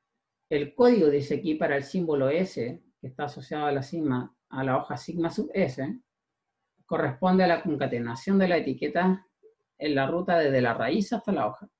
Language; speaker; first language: Spanish; native; Spanish